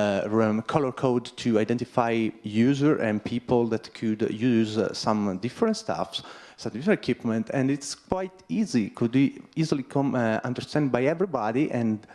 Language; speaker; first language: English; non-native, fluent; Italian